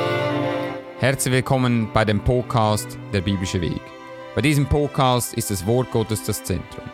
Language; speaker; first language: German; non-native, fluent; English